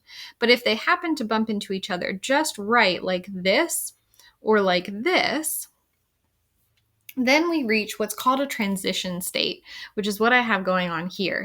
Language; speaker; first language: English; native; English